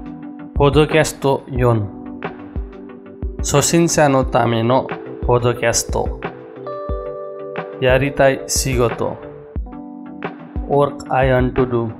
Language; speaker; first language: Japanese; non-native, learner; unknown